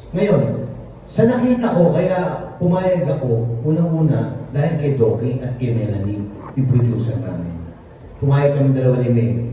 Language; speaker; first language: Filipino; native; Filipino